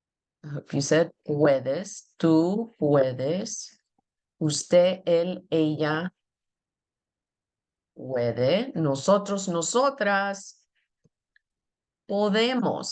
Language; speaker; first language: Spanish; non-native, fluent; English